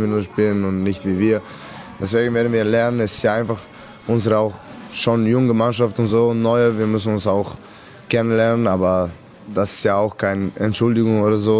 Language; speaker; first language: German; non-native, fluent; Serbian